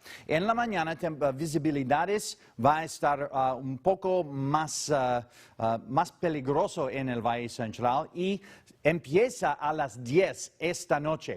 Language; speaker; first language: Spanish; non-native, learner; English